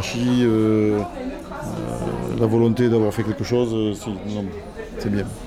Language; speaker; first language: French; native; French